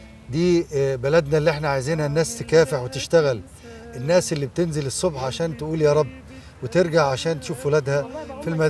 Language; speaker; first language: Arabic; native; Arabic